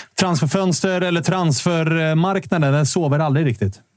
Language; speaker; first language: Swedish; native; Swedish